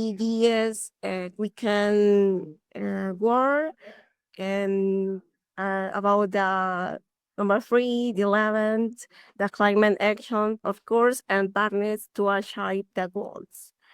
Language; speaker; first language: English; non-native, learner; Spanish